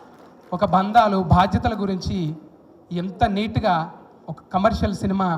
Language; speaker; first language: Telugu; native; Telugu